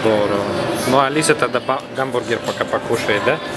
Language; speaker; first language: Russian; native; Russian